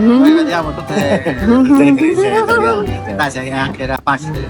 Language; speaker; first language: Italian; non-native, learner; Albanian